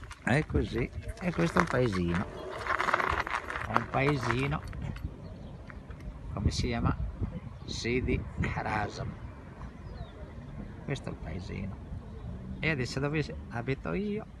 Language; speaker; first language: Italian; non-native, learner; Arabic